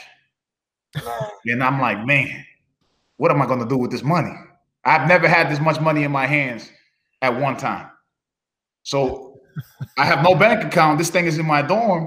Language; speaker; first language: English; early bilingual, other home language; Spanish